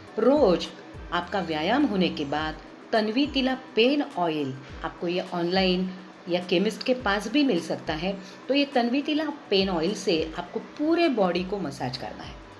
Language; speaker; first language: Hindi; non-native, local second language; Marathi